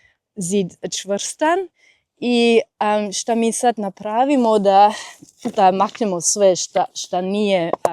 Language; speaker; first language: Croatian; non-native, fluent; German